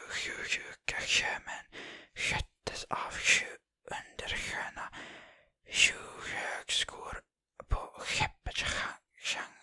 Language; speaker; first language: Swedish; non-native, learner; Finnish